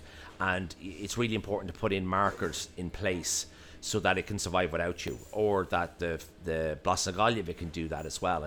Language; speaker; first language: English; native; English